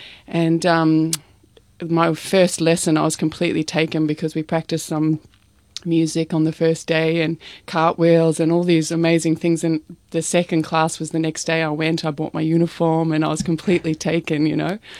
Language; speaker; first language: English; native; English